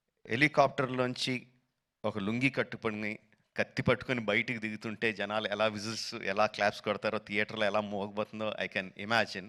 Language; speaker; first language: Telugu; native; Telugu